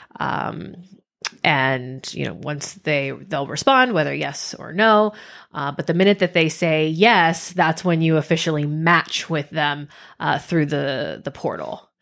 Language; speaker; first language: English; native; English